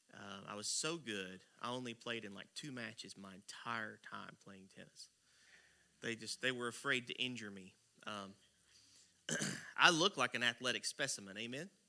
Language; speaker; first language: English; native; English